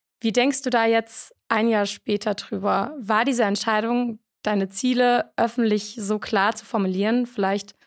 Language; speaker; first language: German; native; German